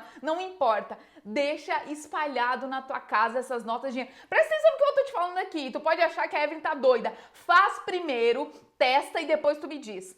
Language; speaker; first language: Portuguese; native; Portuguese